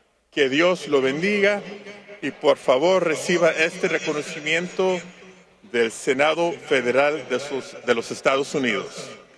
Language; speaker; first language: Spanish; early bilingual, other home language; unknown